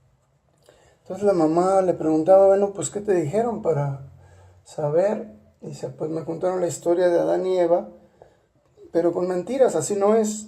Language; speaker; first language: Spanish; native; Spanish